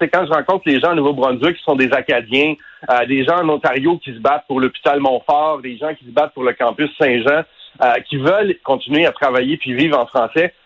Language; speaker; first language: French; native; French